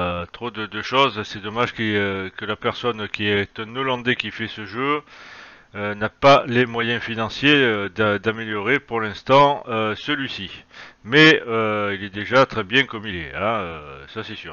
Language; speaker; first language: French; native; French